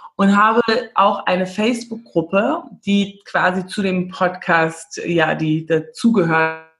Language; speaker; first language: German; early bilingual, heritage; German